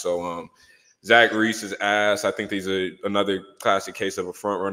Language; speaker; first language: English; native; English